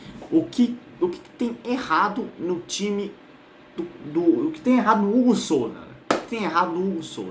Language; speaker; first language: Portuguese; native; Portuguese